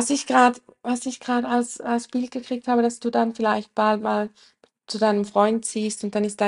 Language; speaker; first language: German; native; German